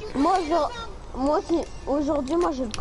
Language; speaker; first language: French; native; French